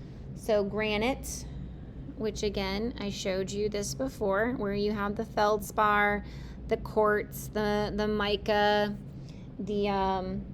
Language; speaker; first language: English; native; English